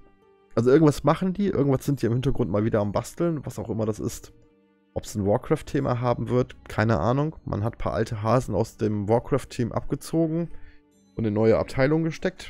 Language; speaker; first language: German; native; German